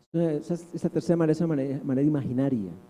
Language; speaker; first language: Spanish; native; Spanish